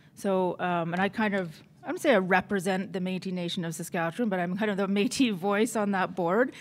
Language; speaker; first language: English; native; English